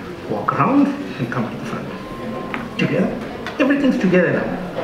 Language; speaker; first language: English; native; English